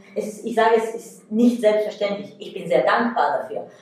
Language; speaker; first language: German; non-native, fluent; Bulgarian